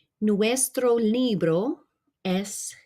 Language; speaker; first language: Spanish; non-native, fluent; English